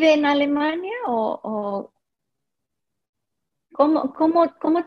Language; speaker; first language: Spanish; non-native, fluent; English